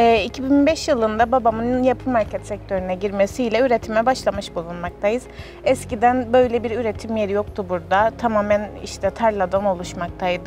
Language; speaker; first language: Turkish; native; Turkish